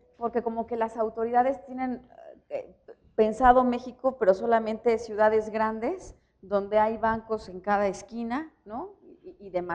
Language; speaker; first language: Spanish; native; Spanish